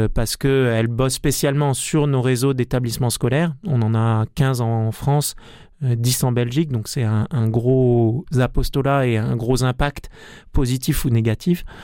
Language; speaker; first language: French; native; French